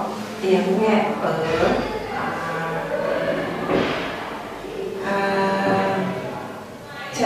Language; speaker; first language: Vietnamese; non-native, learner; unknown